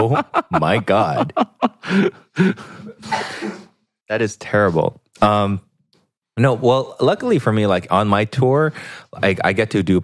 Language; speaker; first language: English; native; English